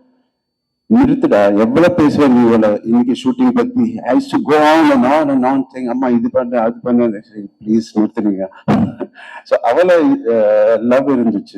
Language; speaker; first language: Tamil; non-native, local second language; Telugu